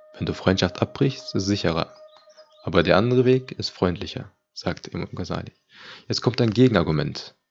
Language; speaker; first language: German; early bilingual, other home language; Turkish